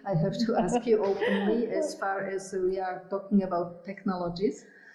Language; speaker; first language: English; non-native, fluent; Slovak